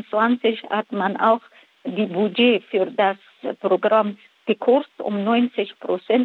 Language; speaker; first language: German; non-native, fluent; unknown